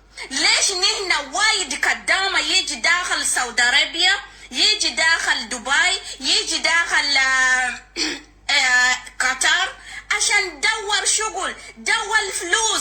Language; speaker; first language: Arabic; non-native, learner; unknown